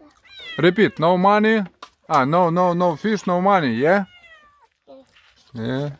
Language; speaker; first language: English; non-native, learner; Russian